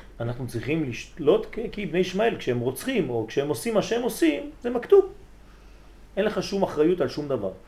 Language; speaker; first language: Hebrew; early bilingual, heritage; Hebrew